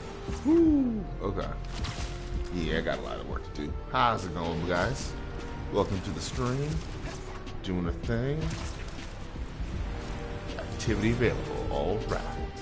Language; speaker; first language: English; native; English